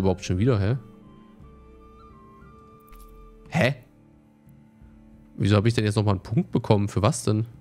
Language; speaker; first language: German; native; German